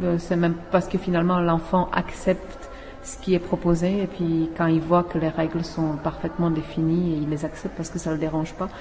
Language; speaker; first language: French; non-native, fluent; Czech